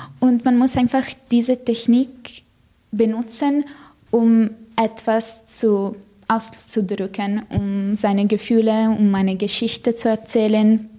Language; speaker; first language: German; non-native, fluent; Italian